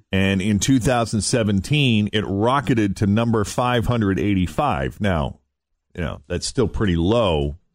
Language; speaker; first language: English; native; English